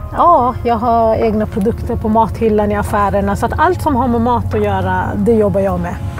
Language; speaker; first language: Swedish; early bilingual, other home language; Arabic